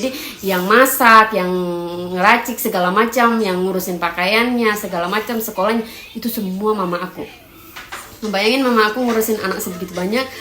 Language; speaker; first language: Indonesian; native; Indonesian